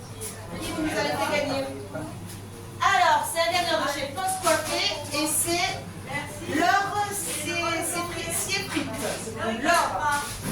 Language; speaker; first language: French; native; French